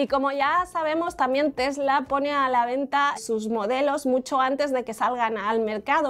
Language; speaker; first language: Spanish; native; Spanish